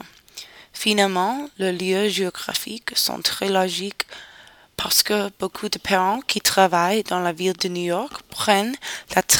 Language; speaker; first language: French; non-native, learner; English